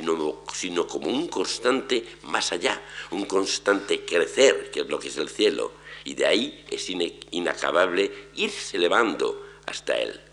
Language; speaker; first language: Spanish; native; Spanish